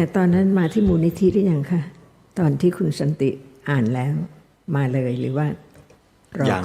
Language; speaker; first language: Thai; native; Thai